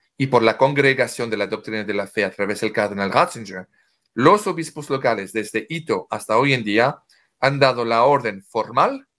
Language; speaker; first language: Spanish; non-native, fluent; French